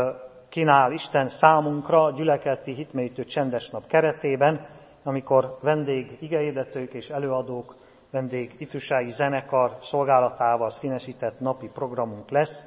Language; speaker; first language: Hungarian; native; Hungarian